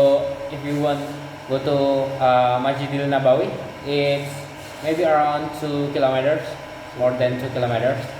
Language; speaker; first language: English; non-native, learner; Indonesian